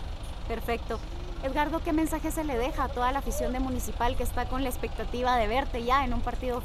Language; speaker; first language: Spanish; native; Spanish